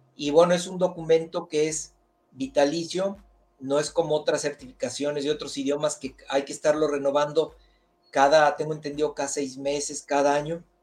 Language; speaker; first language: Spanish; native; Spanish